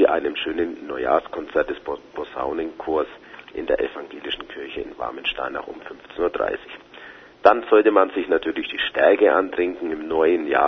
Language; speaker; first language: German; native; German